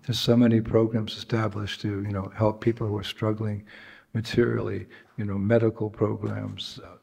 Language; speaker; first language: English; native; English